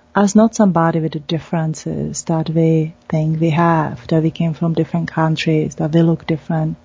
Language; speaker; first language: English; non-native, fluent; Czech